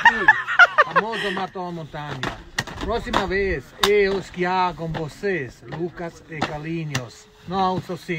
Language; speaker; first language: Portuguese; non-native, learner; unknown